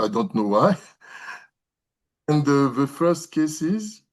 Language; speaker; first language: English; non-native, learner; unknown